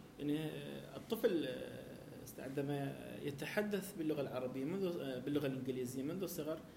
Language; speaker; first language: Arabic; native; Arabic